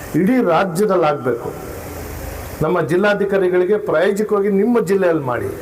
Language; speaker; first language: Kannada; non-native, local second language; Urdu